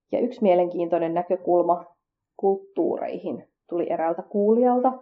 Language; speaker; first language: Finnish; early bilingual, other home language; Kurdish